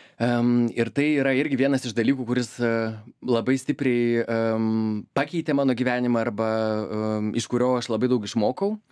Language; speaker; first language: Lithuanian; native; Lithuanian